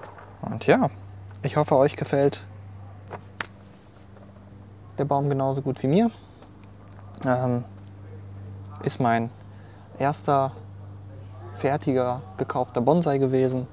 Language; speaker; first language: German; native; German